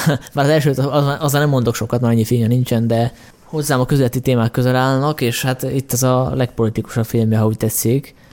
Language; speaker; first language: Hungarian; native; Hungarian